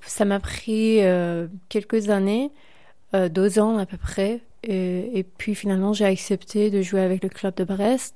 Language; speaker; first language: French; non-native, fluent; Persian